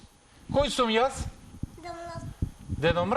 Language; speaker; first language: Macedonian; native; Macedonian